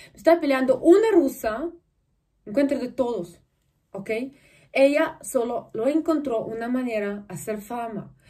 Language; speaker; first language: Spanish; non-native, fluent; Russian